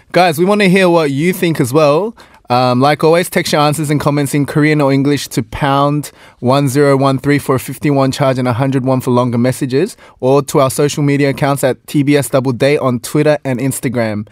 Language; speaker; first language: English; native; English